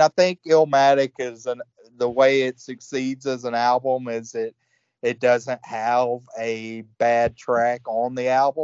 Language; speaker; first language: English; native; English